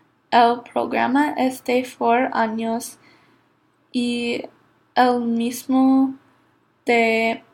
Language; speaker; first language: Spanish; non-native, learner; English